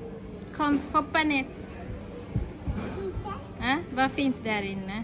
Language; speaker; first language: Swedish; non-native, learner; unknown